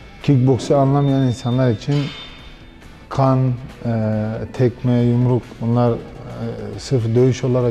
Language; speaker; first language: Turkish; early bilingual, heritage; Turkish